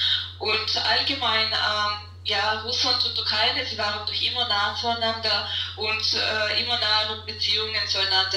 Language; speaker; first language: German; non-native, fluent; Russian